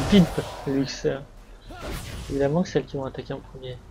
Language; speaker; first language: French; native; French